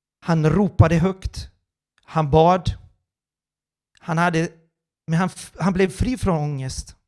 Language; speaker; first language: Swedish; non-native, fluent; Portuguese